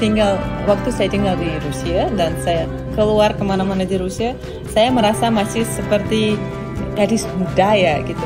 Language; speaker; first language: Indonesian; non-native, fluent; Russian